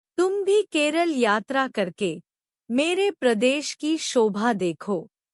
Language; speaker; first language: Hindi; native; Hindi